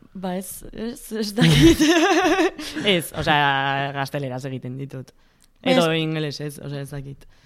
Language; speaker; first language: Basque; non-native, local second language; Spanish